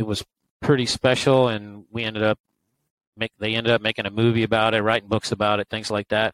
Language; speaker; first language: English; native; English